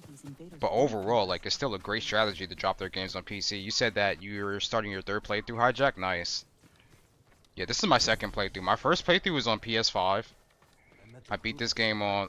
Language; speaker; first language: English; native; English